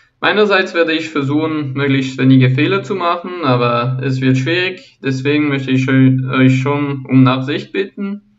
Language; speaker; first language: German; non-native, local second language; French